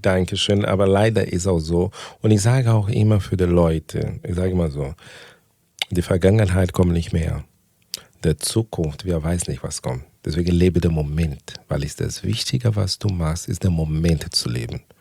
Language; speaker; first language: German; non-native, fluent; Portuguese